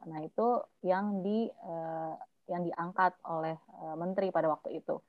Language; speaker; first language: Indonesian; native; Indonesian